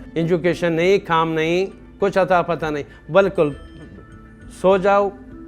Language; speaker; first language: Hindi; non-native, fluent; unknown